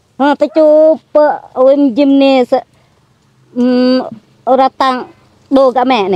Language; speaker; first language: Vietnamese; non-native, local second language; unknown